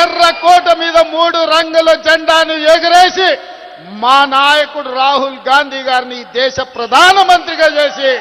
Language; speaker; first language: Telugu; native; Telugu